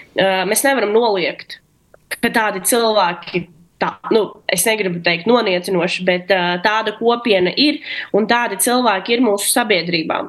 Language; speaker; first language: Latvian; non-native, local second language; Russian